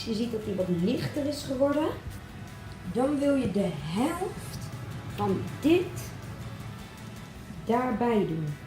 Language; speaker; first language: Dutch; native; Dutch